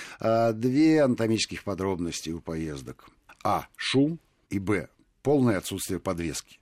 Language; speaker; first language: Russian; native; Russian